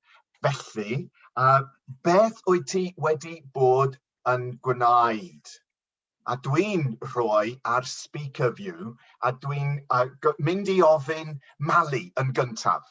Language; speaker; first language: Welsh; non-native, local second language; English